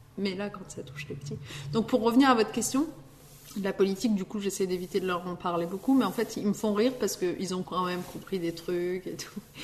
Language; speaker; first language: French; early bilingual, other home language; Riffian